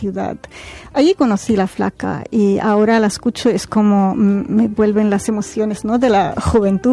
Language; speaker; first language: Spanish; non-native, fluent; Arabic